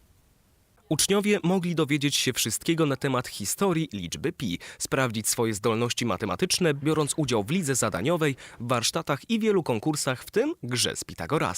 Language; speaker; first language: Polish; native; Polish